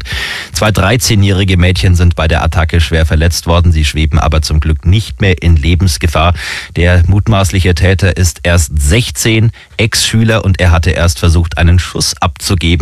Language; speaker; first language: German; native; German